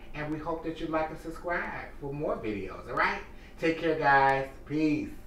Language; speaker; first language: English; native; English